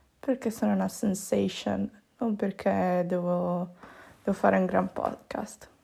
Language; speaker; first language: Italian; native; Italian